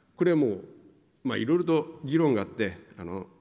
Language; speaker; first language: Japanese; native; Japanese